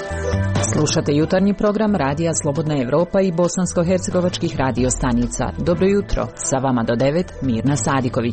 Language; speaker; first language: Serbian; native; Serbian